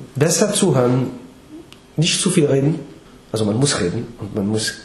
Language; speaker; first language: German; non-native, fluent; French